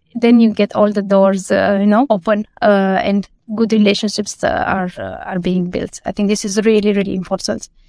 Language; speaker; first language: English; non-native, fluent; Romanian